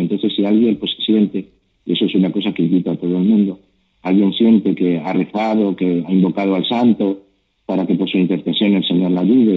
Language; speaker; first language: Spanish; native; Spanish